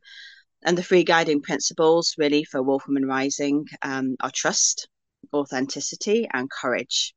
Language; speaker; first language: English; native; English